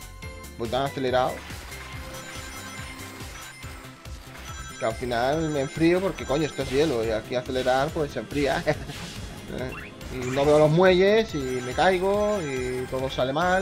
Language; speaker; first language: Spanish; native; Spanish